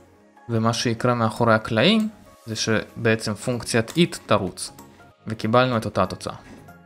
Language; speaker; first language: Hebrew; native; Hebrew